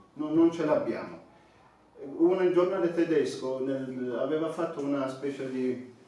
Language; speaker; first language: Italian; non-native, fluent; Tigrinya